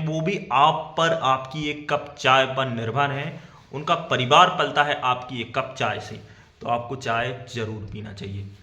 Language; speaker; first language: Hindi; native; Hindi